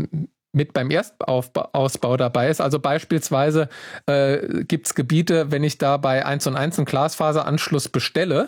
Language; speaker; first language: German; native; German